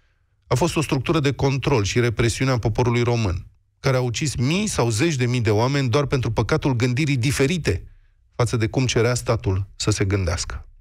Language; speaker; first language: Romanian; native; Romanian